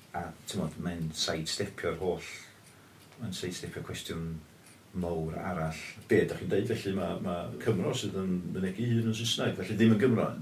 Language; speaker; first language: Welsh; early bilingual, heritage; Welsh